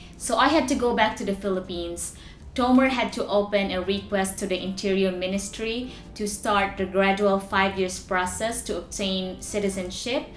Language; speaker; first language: English; non-native, local second language; Cebuano